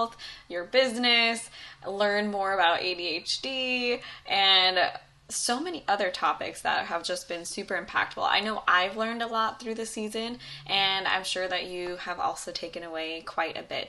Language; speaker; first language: English; native; English